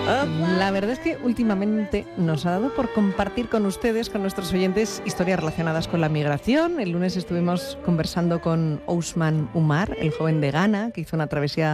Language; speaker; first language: Spanish; native; Spanish